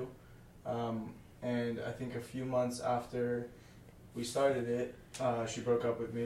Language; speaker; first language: English; native; English